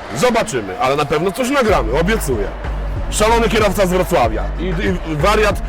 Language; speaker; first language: Polish; native; Polish